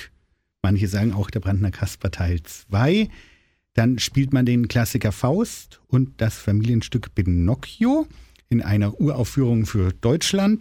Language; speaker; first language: German; native; German